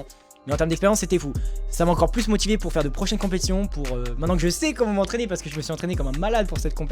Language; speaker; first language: French; native; French